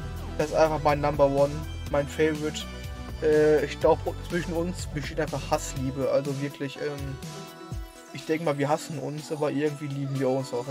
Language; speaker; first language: German; native; German